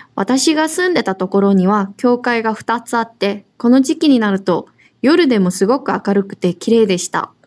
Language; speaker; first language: Japanese; non-native, fluent; Korean